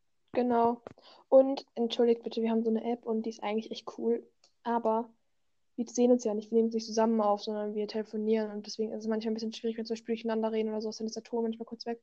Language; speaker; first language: German; native; German